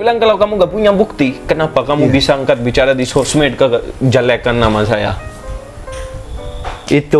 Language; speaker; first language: Indonesian; non-native, fluent; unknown